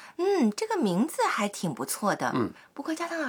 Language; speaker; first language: Chinese; native; Chinese